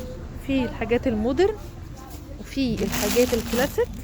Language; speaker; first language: Arabic; native; Arabic